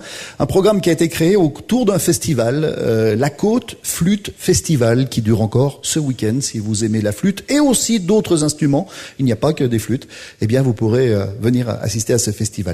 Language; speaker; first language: French; native; French